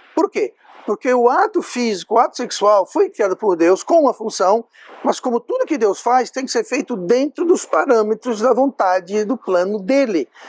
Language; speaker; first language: Portuguese; non-native, fluent; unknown